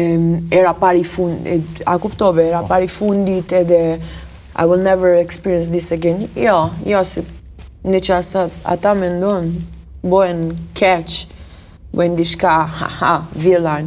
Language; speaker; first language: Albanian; early bilingual, heritage; Albanian